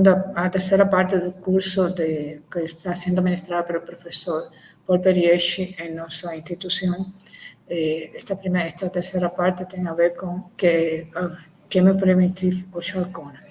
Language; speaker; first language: Portuguese; non-native, fluent; Spanish